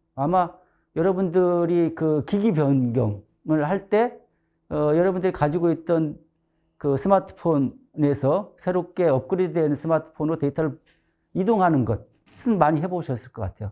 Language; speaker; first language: Korean; native; Korean